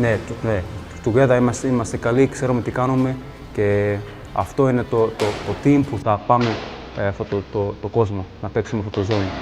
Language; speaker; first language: Greek; early bilingual, heritage; English